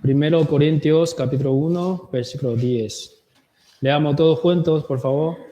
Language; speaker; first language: Spanish; non-native, learner; Korean